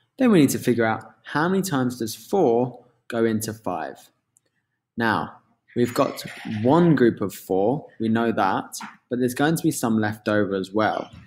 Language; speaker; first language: English; native; English